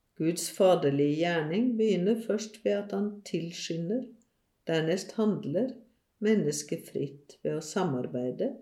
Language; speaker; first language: Norwegian; native; Norwegian